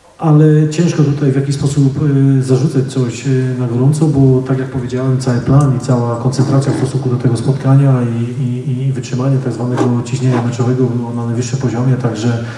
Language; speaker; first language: Polish; native; Polish